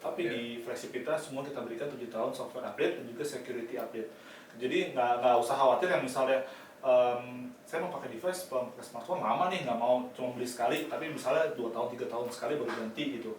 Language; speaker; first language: Indonesian; native; Indonesian